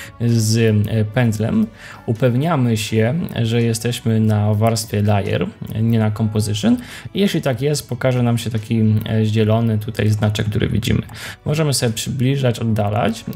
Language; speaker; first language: Polish; native; Polish